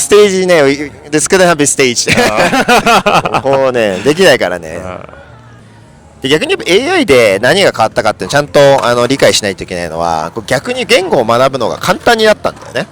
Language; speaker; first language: Japanese; native; Japanese